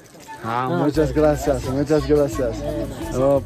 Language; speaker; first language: Spanish; non-native, learner; French